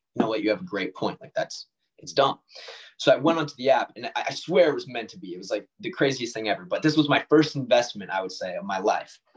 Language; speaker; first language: English; native; English